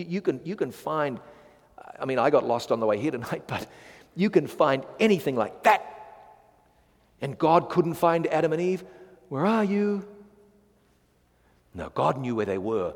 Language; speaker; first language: English; native; English